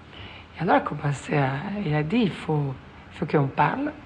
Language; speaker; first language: French; non-native, fluent; Italian